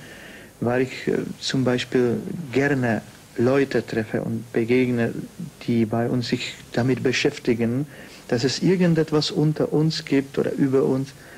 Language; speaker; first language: German; non-native, fluent; Czech